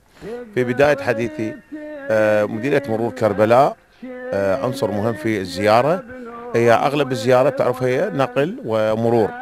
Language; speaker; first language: Arabic; native; Arabic